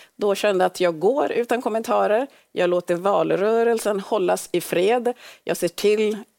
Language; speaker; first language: Swedish; early bilingual, other home language; Swahili